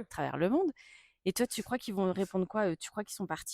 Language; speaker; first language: French; native; French